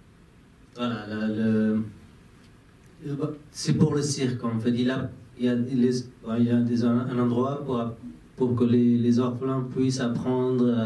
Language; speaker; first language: French; non-native, fluent; Persian